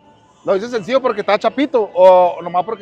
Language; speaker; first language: Spanish; native; Spanish